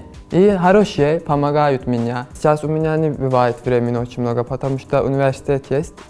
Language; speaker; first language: Russian; non-native, learner; Turkish